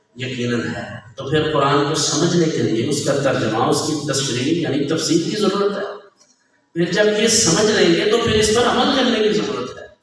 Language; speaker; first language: Urdu; non-native, local second language; Punjabi